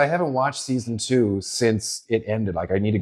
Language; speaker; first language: English; native; English